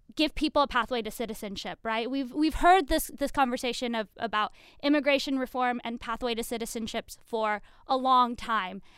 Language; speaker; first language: English; native; English